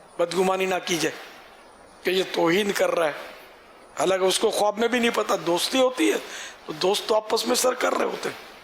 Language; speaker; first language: Urdu; non-native, local second language; Memoni